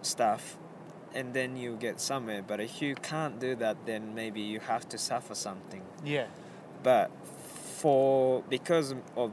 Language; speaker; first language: English; non-native, fluent; Japanese